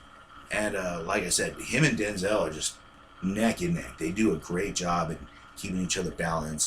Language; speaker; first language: English; native; English